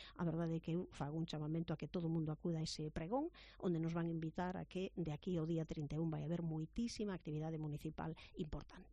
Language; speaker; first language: Galician; native; Galician